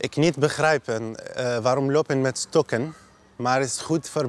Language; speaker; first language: Dutch; non-native, learner; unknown